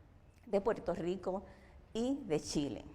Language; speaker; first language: Spanish; native; Spanish